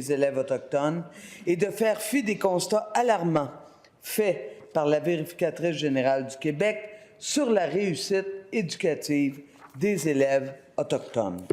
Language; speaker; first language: French; native; French